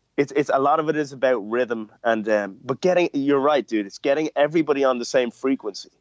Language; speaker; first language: English; native; English